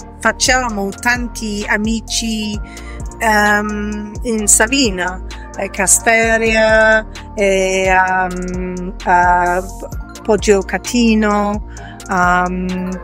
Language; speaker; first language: Italian; non-native, learner; English